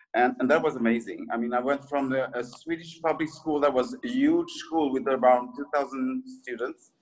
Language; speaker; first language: English; early bilingual, other home language; French